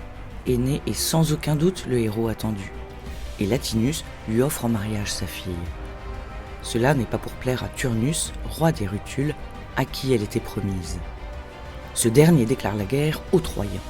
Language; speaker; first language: French; native; French